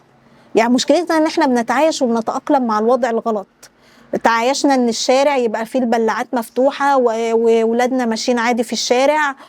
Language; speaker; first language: Arabic; native; Arabic